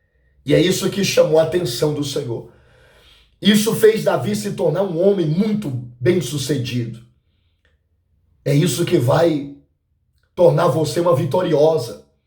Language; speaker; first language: Portuguese; native; Portuguese